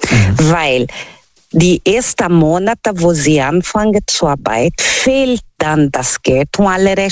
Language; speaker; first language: German; non-native, learner; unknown